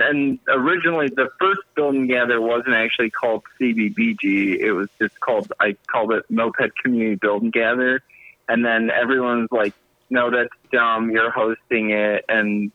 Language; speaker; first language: English; native; English